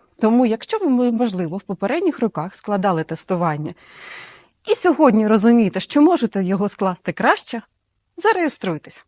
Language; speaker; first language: Ukrainian; native; Ukrainian